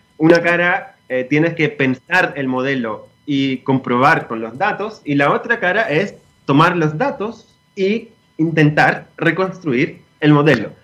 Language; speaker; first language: Spanish; non-native, fluent; Greek